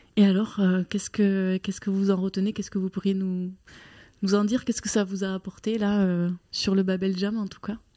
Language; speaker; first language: French; native; French